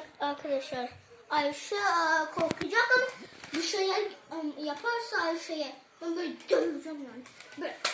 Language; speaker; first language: Turkish; early bilingual, heritage; Turkish